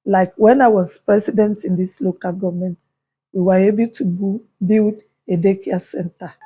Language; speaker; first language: English; non-native, local second language; Yoruba